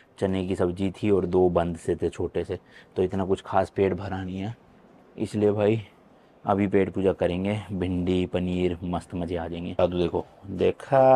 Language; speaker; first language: Hindi; native; Hindi